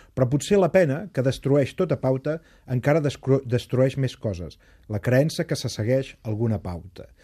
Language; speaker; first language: Catalan; native; Catalan